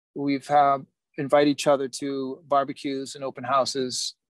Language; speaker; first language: English; native; English